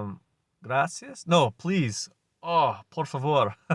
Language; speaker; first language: Spanish; non-native, learner; English